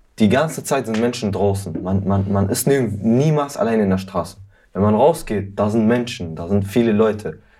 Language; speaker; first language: German; early bilingual, other home language; Arabic